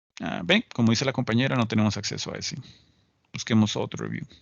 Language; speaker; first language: Spanish; native; Spanish